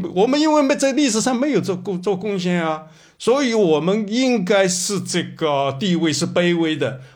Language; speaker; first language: Chinese; native; Chinese